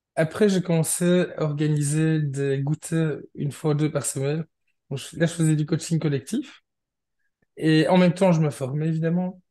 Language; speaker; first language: French; native; French